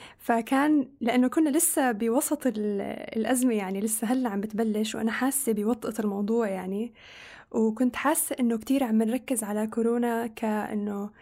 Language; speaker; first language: Arabic; native; Arabic